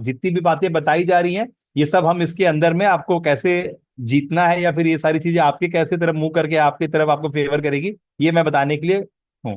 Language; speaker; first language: Hindi; native; Hindi